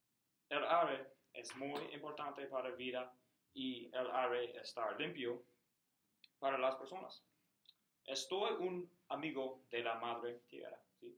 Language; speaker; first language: Spanish; non-native, learner; English